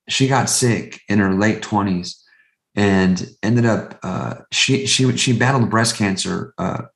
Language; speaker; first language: English; native; English